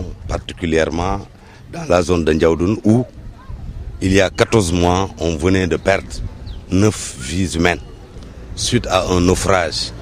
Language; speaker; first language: French; non-native, local second language; Wolof